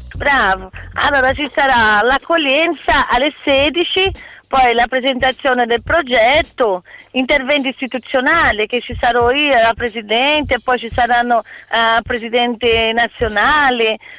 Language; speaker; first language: Italian; non-native, fluent; Portuguese